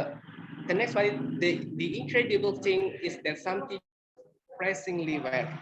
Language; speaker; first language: English; non-native, learner; Indonesian